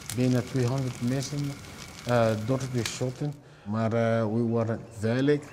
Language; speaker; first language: Dutch; non-native, learner; Somali